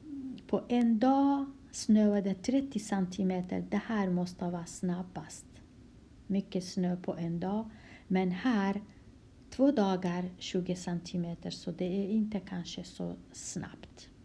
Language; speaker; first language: Swedish; non-native, fluent; Kurdish